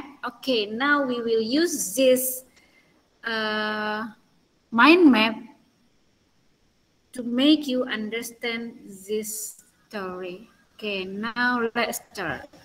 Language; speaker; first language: English; non-native, learner; Indonesian